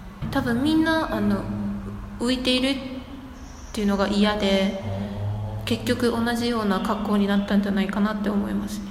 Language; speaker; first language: Japanese; non-native, fluent; Chinese